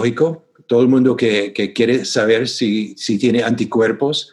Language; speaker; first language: Spanish; non-native, fluent; English